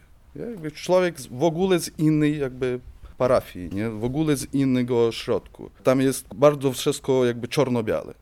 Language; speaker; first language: Polish; non-native, fluent; Ukrainian